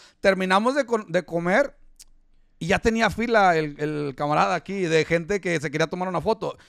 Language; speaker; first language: Spanish; early bilingual, heritage; Spanish